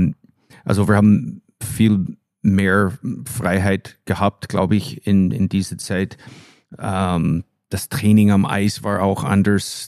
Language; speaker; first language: German; non-native, fluent; English